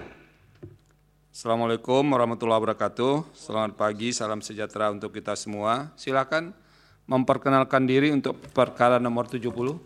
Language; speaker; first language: Indonesian; native; Indonesian